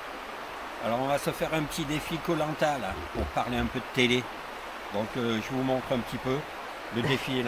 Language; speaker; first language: French; native; French